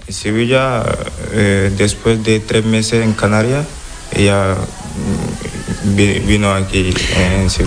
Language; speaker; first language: Spanish; non-native, learner; Wolof